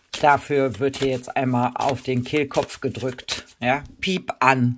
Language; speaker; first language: German; native; German